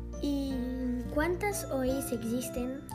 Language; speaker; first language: Spanish; early bilingual, heritage; Spanish